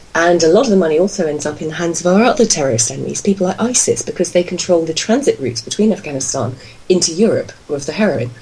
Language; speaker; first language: English; native; English